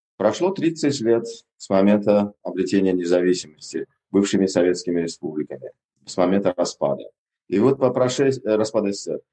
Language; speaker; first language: Russian; non-native, local second language; Uzbek